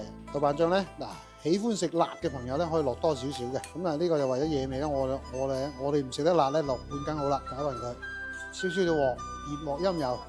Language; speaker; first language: Cantonese; native; Cantonese